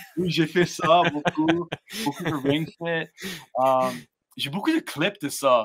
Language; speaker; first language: French; non-native, learner; English